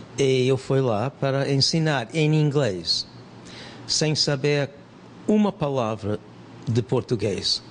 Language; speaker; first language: Portuguese; non-native, fluent; English